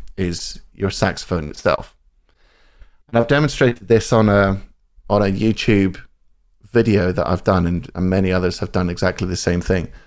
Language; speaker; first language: English; native; English